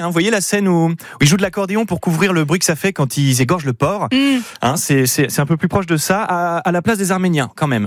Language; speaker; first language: French; native; French